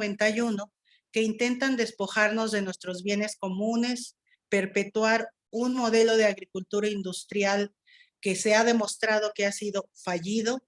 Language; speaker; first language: Spanish; native; Spanish